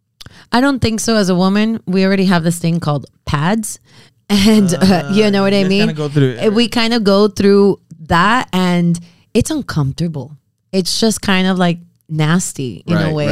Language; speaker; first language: English; early bilingual, other home language; Spanish